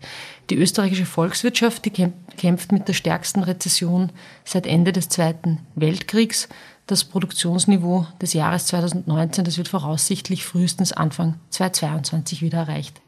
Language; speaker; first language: German; native; German